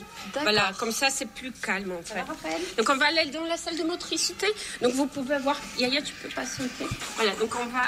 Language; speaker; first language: French; native; French